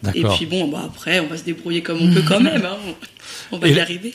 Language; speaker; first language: French; native; French